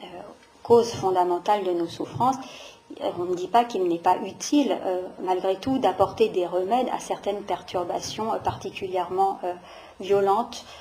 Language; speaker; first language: French; native; French